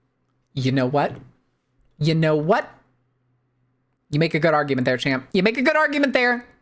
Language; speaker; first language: English; native; English